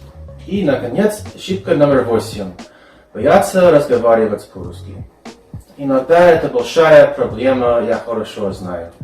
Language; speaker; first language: Russian; non-native, fluent; English